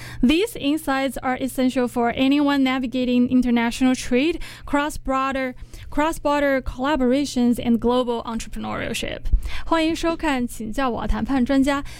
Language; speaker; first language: English; non-native, fluent; Chinese